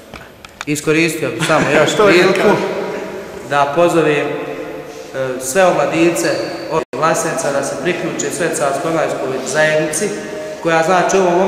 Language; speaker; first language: Croatian; native; Croatian